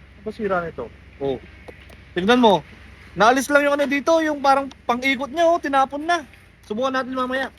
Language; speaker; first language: Filipino; native; Filipino